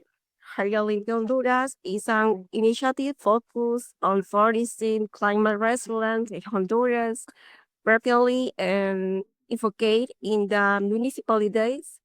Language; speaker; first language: English; non-native, learner; Spanish